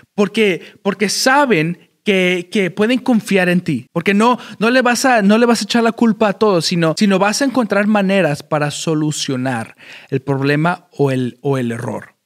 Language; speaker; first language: Spanish; early bilingual, heritage; Spanish